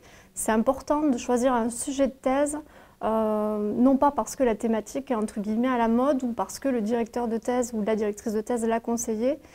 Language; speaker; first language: French; native; French